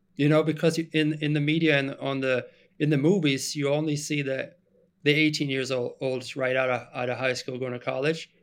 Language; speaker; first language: English; non-native, fluent; German